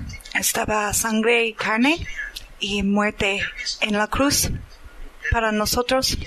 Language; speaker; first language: Spanish; non-native, learner; English